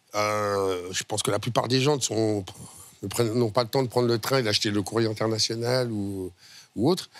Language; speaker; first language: French; native; French